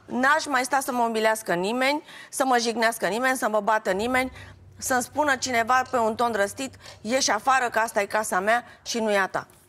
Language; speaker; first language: Romanian; native; Romanian